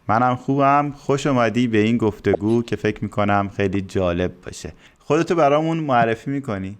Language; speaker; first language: Persian; native; Persian